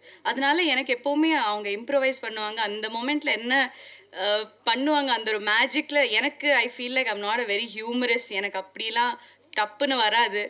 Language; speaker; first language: Tamil; non-native, local second language; Malayalam